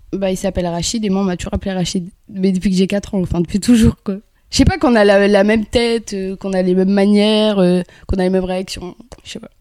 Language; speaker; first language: French; early bilingual, other home language; Kabyle